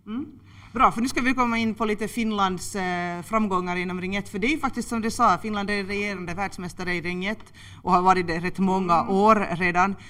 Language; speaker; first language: Swedish; native; Swedish